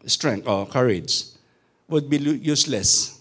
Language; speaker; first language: English; non-native, local second language; Filipino